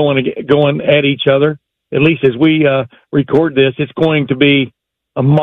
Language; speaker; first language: English; native; English